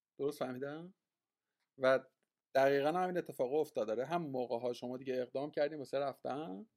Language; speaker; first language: Persian; native; Persian